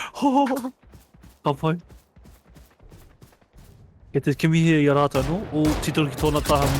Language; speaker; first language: Māori; non-native, local second language; English